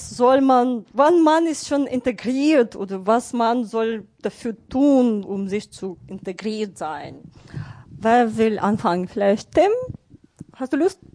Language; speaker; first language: German; non-native, fluent; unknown